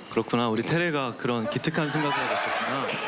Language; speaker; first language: Korean; native; Korean